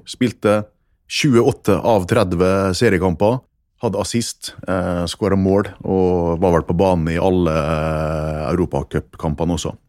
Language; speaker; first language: Norwegian; native; Norwegian